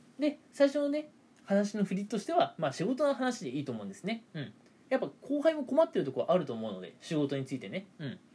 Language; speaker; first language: Japanese; native; Japanese